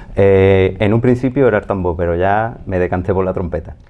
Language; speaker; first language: Spanish; native; Spanish